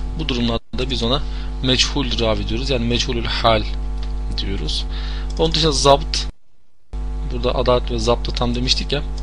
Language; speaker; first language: Turkish; non-native, fluent; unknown